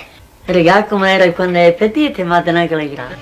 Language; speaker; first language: French; non-native, learner; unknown